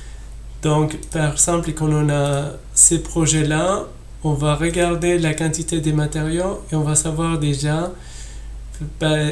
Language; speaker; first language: French; non-native, fluent; Spanish